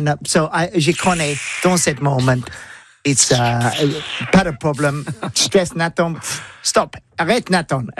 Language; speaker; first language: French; non-native, learner; English